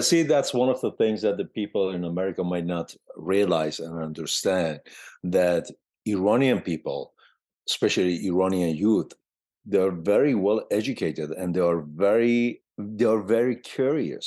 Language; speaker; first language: English; non-native, fluent; Persian